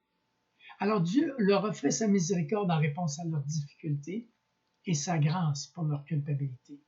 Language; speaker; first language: French; native; French